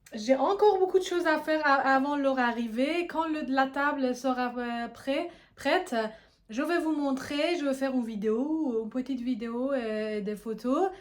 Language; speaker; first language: French; non-native, fluent; Persian